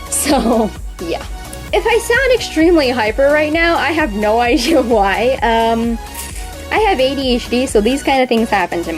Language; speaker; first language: English; native; English